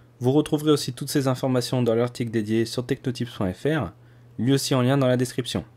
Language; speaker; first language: French; native; French